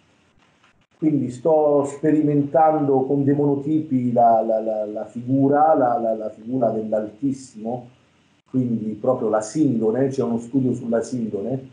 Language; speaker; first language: Italian; native; Italian